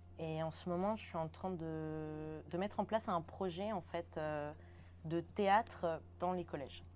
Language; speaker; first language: French; early bilingual, other home language; Spanish